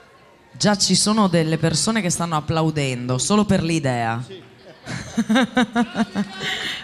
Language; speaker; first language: Italian; native; Italian